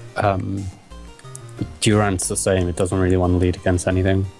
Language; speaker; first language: English; native; English